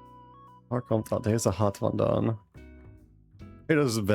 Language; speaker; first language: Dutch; non-native, learner; English